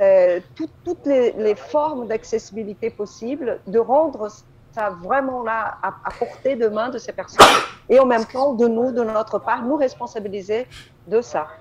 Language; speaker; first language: French; non-native, fluent; Portuguese